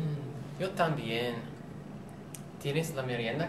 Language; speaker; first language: Spanish; non-native, learner; English